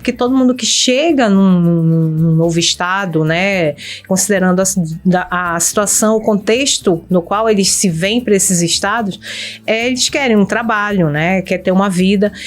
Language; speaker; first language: Portuguese; native; Portuguese